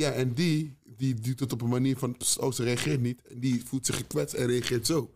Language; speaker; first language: Dutch; early bilingual, other home language; Akan